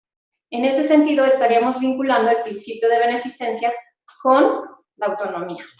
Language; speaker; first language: Spanish; native; Spanish